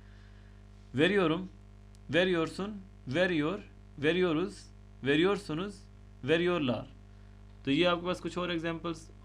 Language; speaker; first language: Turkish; non-native, fluent; Urdu